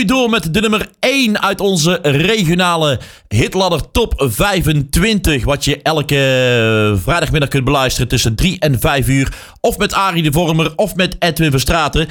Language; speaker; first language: Dutch; native; Dutch